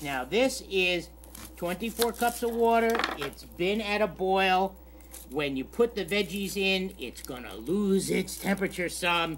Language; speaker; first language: English; native; English